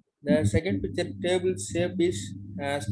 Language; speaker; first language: English; non-native, learner; Tamil